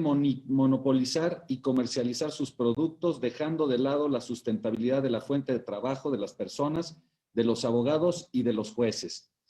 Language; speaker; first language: Spanish; native; Spanish